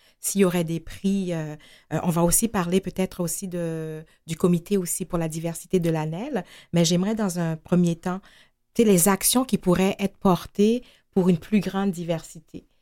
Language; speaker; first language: French; native; French